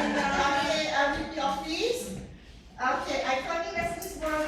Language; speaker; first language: Malay; native; Malay